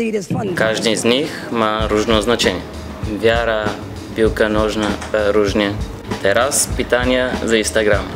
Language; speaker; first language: Polish; non-native, learner; Bulgarian